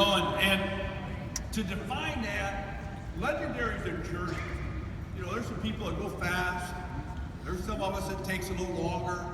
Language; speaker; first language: English; native; English